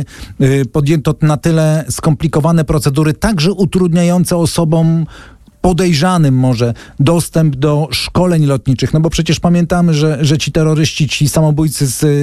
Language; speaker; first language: Polish; native; Polish